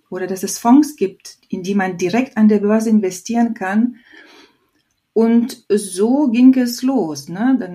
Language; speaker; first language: German; non-native, fluent; Lithuanian